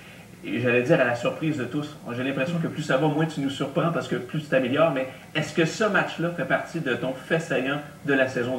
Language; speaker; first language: French; native; French